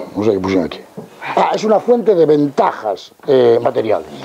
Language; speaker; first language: Spanish; non-native, local second language; Galician